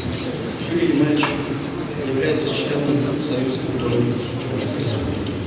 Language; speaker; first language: Russian; non-native, local second language; Chuvash